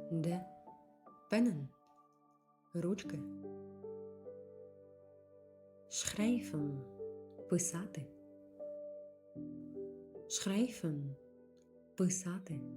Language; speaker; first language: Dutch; non-native, fluent; Ukrainian